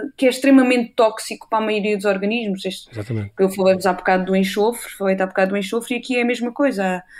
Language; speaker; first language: Portuguese; native; Portuguese